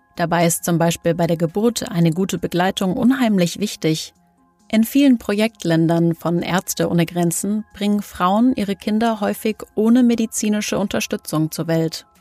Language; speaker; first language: German; early bilingual, other home language; Kinyarwanda